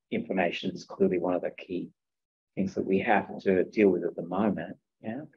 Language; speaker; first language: English; native; English